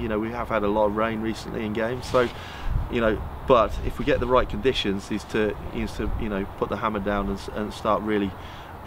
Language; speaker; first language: English; native; English